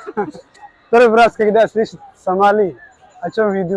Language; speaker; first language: Russian; non-native, learner; Somali